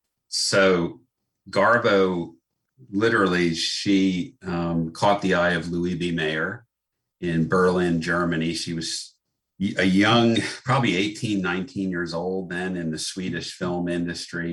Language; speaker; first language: English; native; English